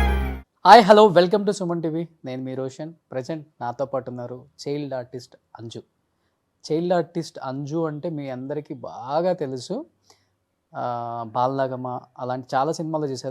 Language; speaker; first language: Telugu; native; Telugu